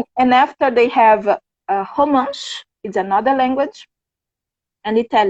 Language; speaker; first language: English; non-native, fluent; Portuguese